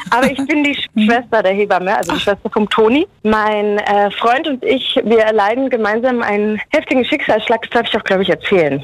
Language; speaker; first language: German; early bilingual, other home language; Hungarian